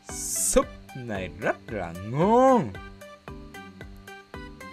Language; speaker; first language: Vietnamese; non-native, learner; Japanese